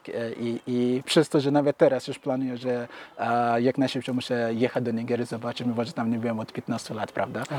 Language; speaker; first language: Polish; non-native, fluent; Yoruba